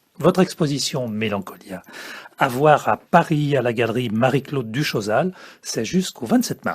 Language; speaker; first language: French; native; French